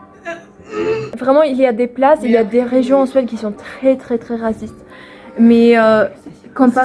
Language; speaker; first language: French; non-native, fluent; Swedish